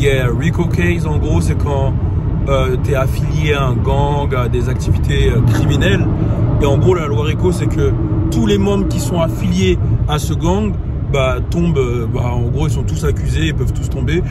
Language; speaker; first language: French; native; French